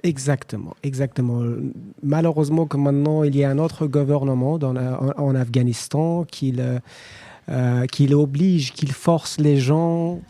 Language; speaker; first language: French; non-native, learner; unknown